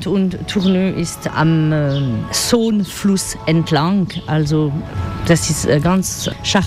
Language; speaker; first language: German; non-native, learner; French